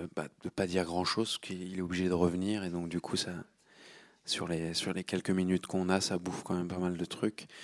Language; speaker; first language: French; native; French